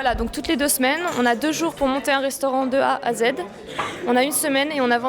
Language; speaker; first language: French; native; French